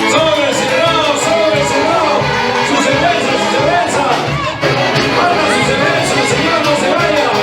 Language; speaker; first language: Spanish; native; Spanish